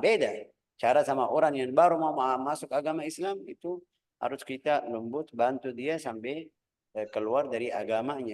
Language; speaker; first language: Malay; non-native, fluent; Arabic